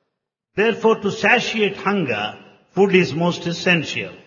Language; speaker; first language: English; non-native, local second language; Telugu